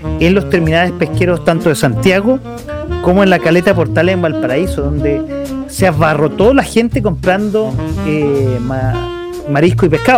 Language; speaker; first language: Spanish; native; Spanish